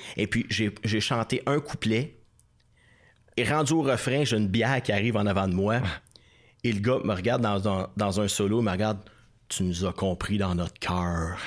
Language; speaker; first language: French; native; French